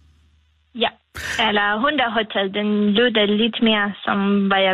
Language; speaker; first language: Danish; non-native, learner; Lithuanian